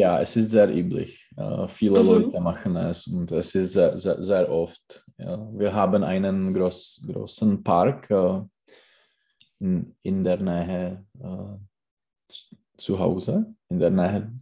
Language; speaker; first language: German; non-native, learner; Czech